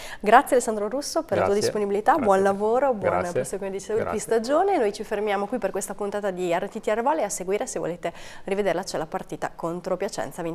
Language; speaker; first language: Italian; native; Italian